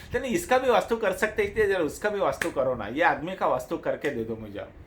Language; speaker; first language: Hindi; non-native, local second language; Marathi